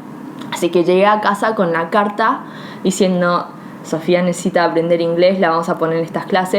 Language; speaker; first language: Spanish; early bilingual, heritage; Spanish